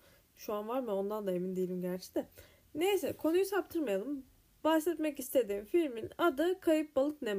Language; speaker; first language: Turkish; native; Turkish